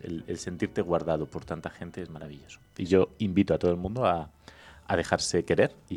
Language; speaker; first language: Spanish; native; Spanish